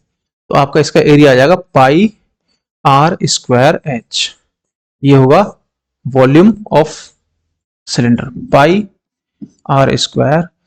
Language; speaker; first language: Hindi; native; Hindi